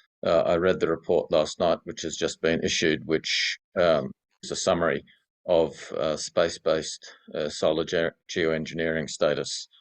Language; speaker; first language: English; native; English